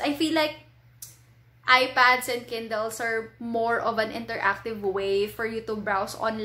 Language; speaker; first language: English; non-native, local second language; Filipino